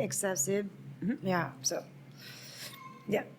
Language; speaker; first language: French; non-native, local second language; English